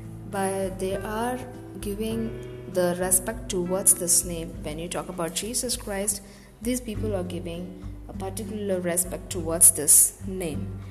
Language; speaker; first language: English; non-native, local second language; Tamil